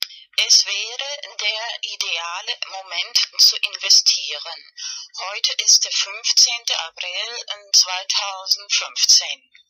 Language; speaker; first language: German; non-native, fluent; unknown